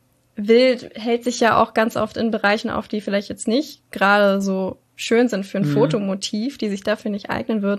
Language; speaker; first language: German; native; German